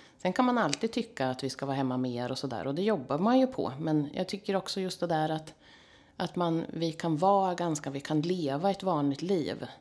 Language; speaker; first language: Swedish; native; Swedish